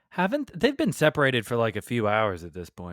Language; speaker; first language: English; native; English